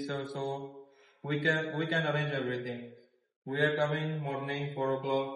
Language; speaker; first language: English; non-native, learner; Urdu